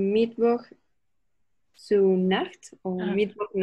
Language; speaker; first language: German; non-native, learner; Spanish